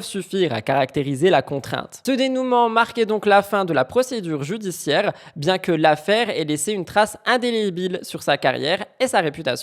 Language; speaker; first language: French; native; French